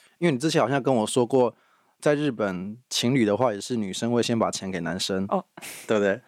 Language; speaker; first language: Chinese; native; Chinese